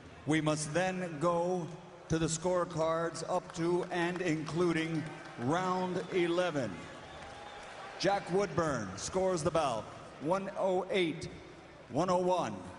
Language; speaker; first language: English; native; English